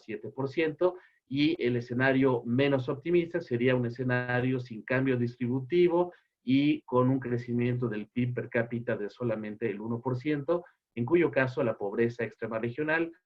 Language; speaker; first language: Spanish; native; Spanish